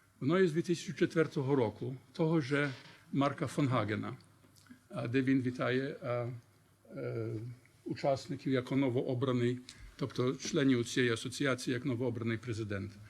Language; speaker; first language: Ukrainian; early bilingual, heritage; Ukrainian